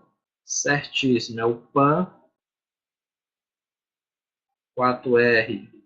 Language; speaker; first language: Portuguese; native; Portuguese